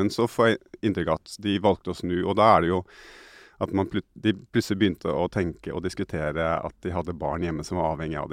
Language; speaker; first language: Norwegian; native; Norwegian